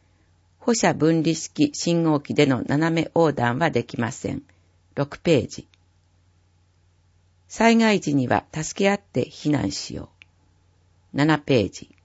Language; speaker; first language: Japanese; native; Japanese